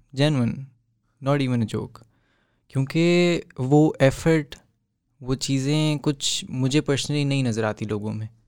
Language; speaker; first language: Urdu; native; Urdu